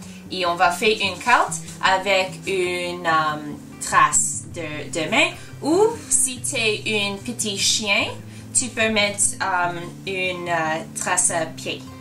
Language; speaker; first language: French; non-native, learner; English